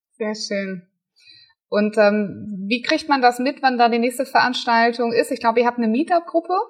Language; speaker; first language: German; native; German